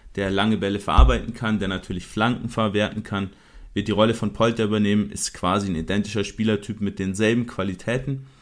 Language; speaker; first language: German; native; German